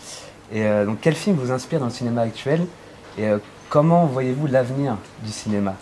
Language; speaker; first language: French; native; French